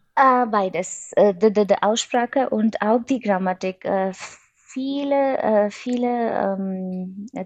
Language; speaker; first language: German; non-native, fluent; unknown